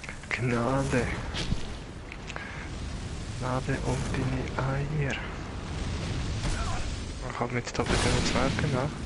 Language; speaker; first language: German; native; German